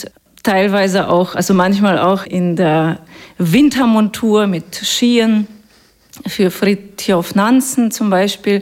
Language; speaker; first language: German; non-native, fluent; Russian